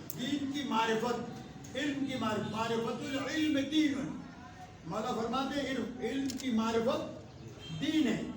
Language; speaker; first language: Urdu; non-native, local second language; Sindhi